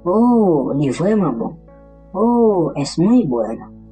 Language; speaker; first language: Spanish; non-native, learner; Haitian Creole